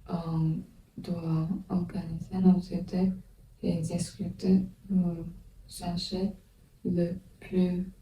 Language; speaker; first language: French; non-native, learner; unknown